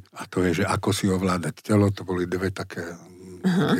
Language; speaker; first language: Slovak; native; Slovak